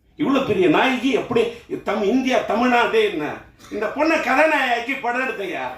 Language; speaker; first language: Tamil; native; Tamil